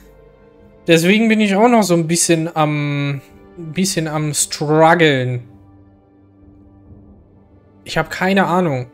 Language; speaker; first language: German; native; German